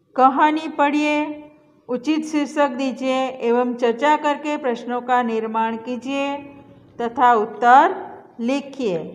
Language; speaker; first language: Hindi; non-native, local second language; Gujarati